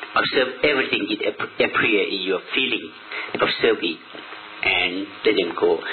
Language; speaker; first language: English; non-native, learner; Thai